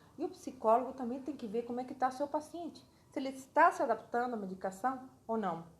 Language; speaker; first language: Portuguese; non-native, fluent; Spanish